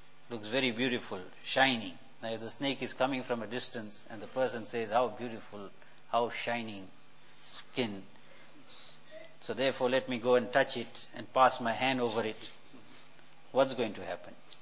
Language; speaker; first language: English; native; English